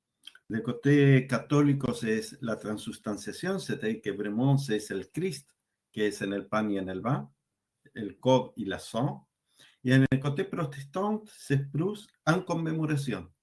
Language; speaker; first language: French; non-native, learner; Spanish